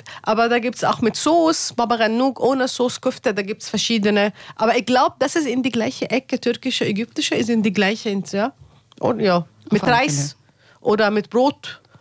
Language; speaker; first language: German; non-native, learner; Arabic